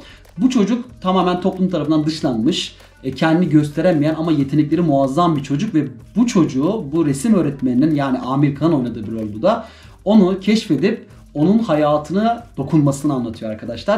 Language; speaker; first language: Turkish; native; Turkish